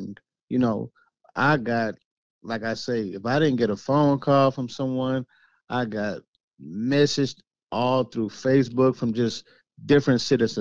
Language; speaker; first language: English; native; English